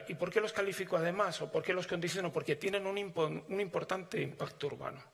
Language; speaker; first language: Spanish; native; Spanish